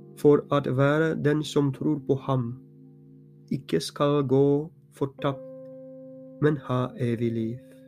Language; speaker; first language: Norwegian; non-native, fluent; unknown